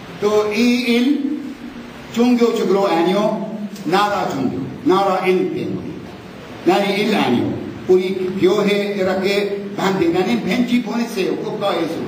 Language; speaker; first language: Korean; non-native, learner; Arabic